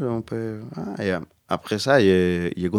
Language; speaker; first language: French; non-native, learner; Spanish